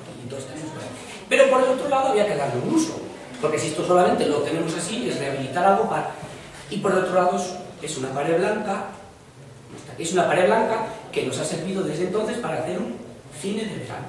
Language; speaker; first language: Spanish; native; Spanish